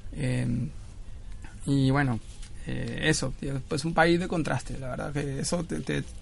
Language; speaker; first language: Spanish; native; Spanish